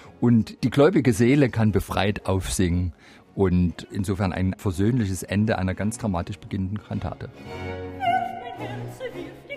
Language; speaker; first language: German; native; German